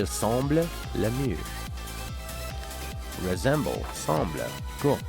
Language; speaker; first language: French; non-native, learner; English